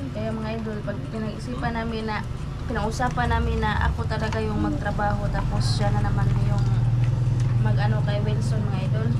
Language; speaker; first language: Filipino; native; Filipino